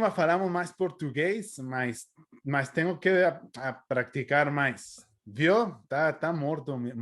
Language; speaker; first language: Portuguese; non-native, learner; Spanish